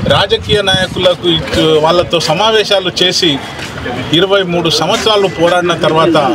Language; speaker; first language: Telugu; non-native, local second language; Lambadi